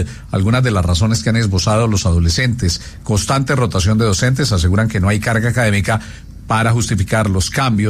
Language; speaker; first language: Spanish; native; Spanish